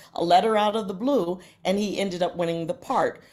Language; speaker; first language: English; native; English